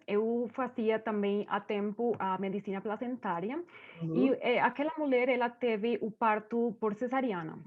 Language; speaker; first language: Portuguese; non-native, fluent; Spanish